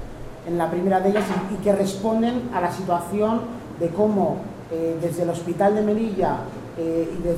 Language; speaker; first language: Spanish; native; Spanish